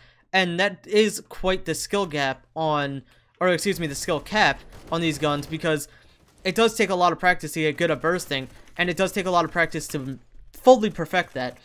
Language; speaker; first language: English; native; English